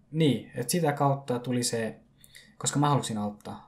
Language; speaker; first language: Finnish; early bilingual, other home language; Persian